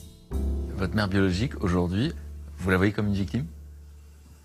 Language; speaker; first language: French; native; French